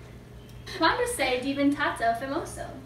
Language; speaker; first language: Italian; non-native, learner; English